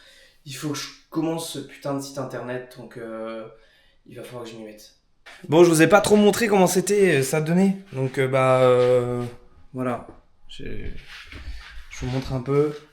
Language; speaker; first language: French; native; French